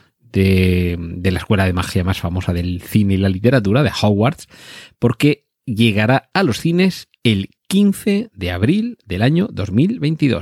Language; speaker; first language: Spanish; native; Spanish